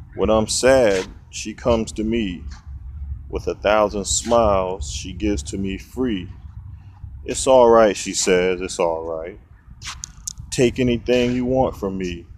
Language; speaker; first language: English; native; English